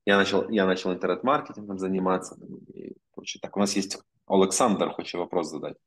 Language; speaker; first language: Russian; non-native, local second language; Ukrainian